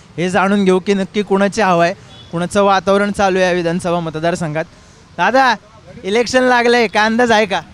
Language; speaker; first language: Marathi; native; Marathi